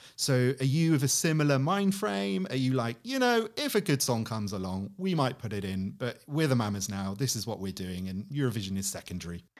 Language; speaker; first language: English; native; English